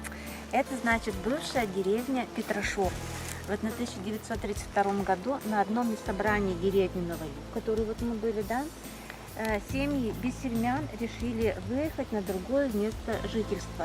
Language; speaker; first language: Russian; native; Russian